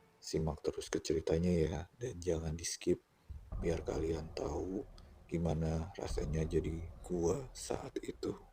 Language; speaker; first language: Indonesian; native; Indonesian